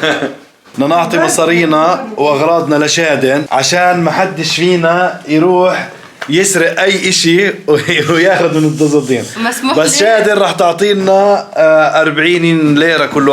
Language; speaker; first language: Arabic; native; Arabic